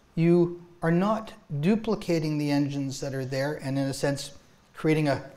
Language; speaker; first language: English; native; English